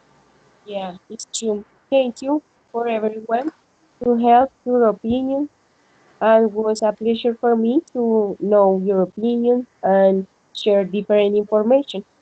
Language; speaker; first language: English; non-native, learner; Spanish